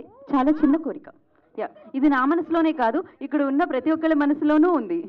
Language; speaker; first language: Telugu; native; Telugu